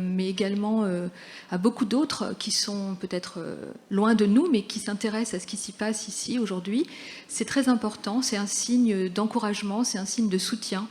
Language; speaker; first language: French; native; French